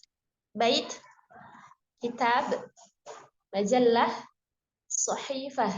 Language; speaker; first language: Arabic; non-native, learner; Indonesian